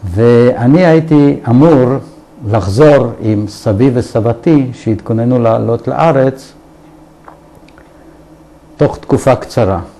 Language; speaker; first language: Hebrew; early bilingual, other home language; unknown